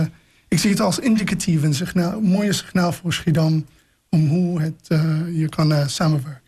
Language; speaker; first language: Dutch; non-native, fluent; English